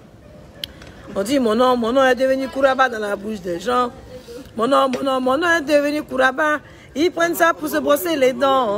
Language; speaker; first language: French; native; French